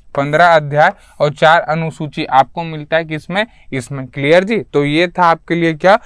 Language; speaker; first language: Hindi; native; Hindi